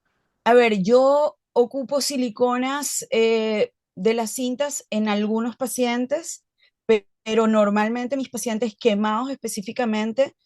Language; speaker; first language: Spanish; native; Spanish